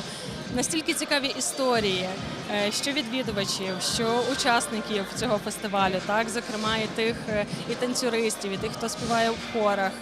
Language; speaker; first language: Ukrainian; native; Ukrainian